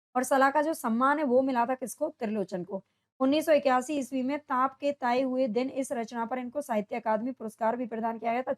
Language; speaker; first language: Hindi; native; Hindi